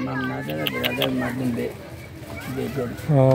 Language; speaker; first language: Persian; native; Persian